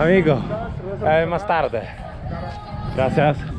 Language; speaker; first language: Spanish; non-native, learner; Polish